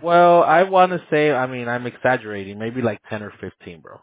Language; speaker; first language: English; early bilingual, other home language; Spanish